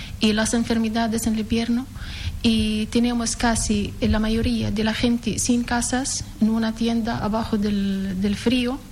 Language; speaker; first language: Spanish; non-native, learner; Arabic